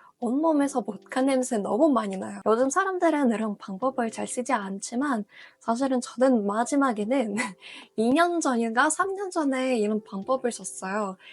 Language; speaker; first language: Korean; non-native, fluent; Russian